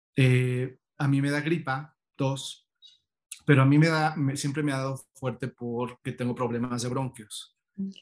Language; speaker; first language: Spanish; native; Spanish